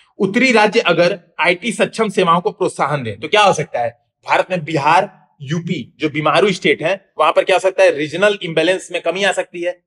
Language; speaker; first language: Hindi; native; Hindi